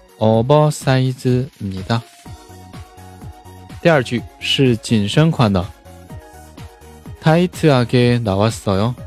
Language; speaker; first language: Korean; non-native, fluent; Chinese